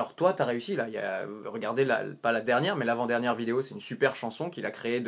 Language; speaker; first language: French; native; French